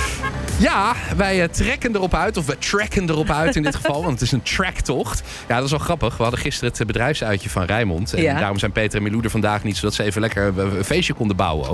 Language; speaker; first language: Dutch; native; Dutch